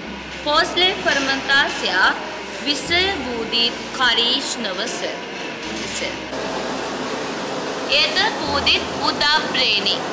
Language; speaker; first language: Russian; non-native, learner; Sinhala